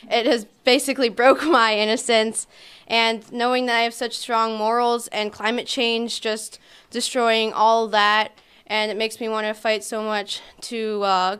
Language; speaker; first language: English; native; English